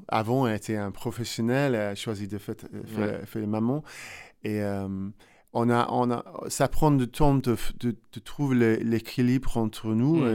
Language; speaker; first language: French; non-native, learner; English